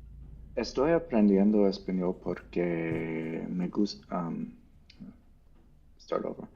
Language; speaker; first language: Spanish; non-native, learner; English